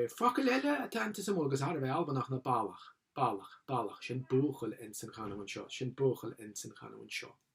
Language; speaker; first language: Irish; non-native, local second language; English